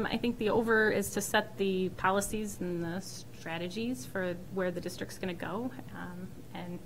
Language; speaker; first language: English; native; English